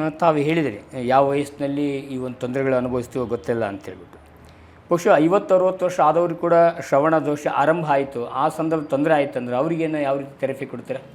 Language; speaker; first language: Kannada; native; Kannada